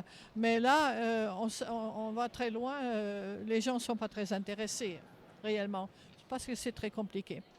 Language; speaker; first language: French; non-native, fluent; German